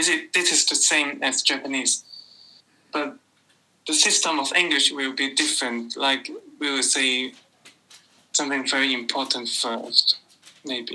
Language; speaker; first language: English; non-native, local second language; Cantonese